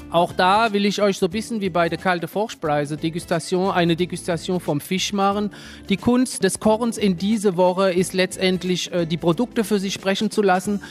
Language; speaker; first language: German; non-native, local second language; French